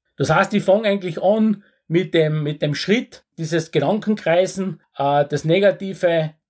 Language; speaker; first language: German; native; German